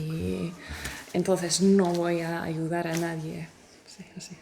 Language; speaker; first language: Spanish; non-native, fluent; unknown